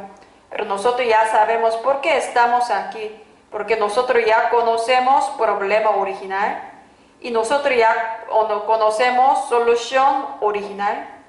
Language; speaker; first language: Spanish; non-native, fluent; Korean